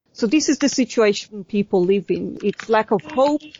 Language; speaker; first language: English; non-native, fluent; Hebrew